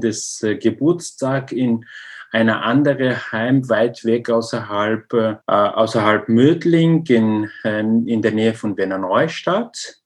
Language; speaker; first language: German; non-native, learner; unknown